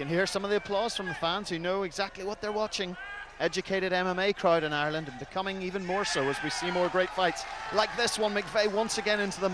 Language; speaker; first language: English; native; English